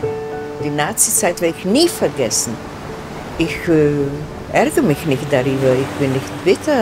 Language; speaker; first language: German; non-native, fluent; Czech